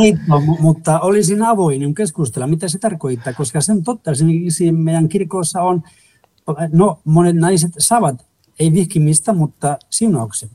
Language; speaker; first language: Finnish; non-native, fluent; Spanish